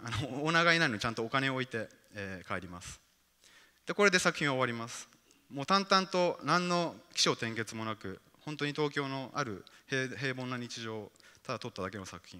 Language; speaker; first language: Japanese; native; Japanese